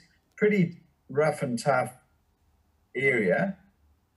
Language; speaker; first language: English; native; English